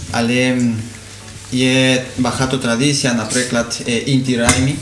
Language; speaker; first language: Ukrainian; non-native, learner; Spanish